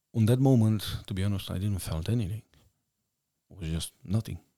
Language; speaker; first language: English; non-native, fluent; Romanian